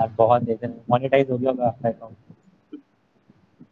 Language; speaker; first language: Hindi; native; Hindi